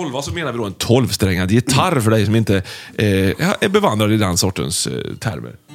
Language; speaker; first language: Swedish; native; Swedish